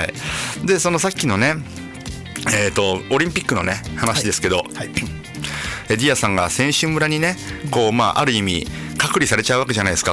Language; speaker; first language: Japanese; native; Japanese